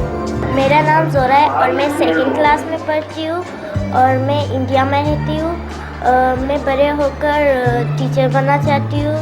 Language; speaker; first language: Hindi; early bilingual, other home language; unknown